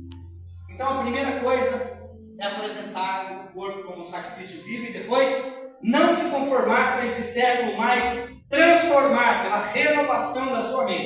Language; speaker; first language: Portuguese; native; Portuguese